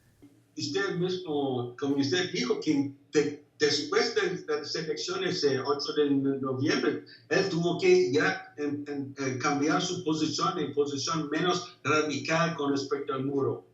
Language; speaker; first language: Spanish; non-native, fluent; English